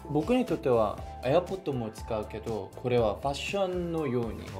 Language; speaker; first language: Japanese; non-native, fluent; Korean